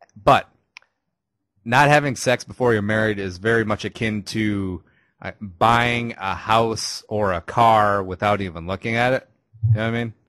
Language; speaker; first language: English; native; English